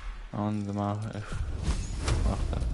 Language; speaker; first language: German; non-native, learner; Russian